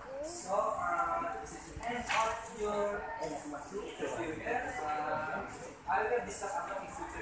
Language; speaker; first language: English; non-native, learner; Indonesian